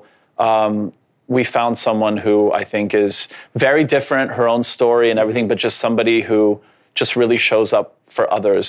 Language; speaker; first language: English; non-native, fluent; Polish